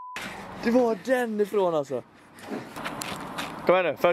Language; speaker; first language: Swedish; native; Swedish